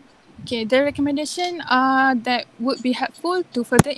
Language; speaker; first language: English; non-native, local second language; Malay